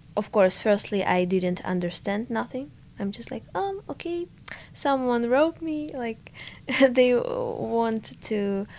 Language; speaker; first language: English; non-native, fluent; Ukrainian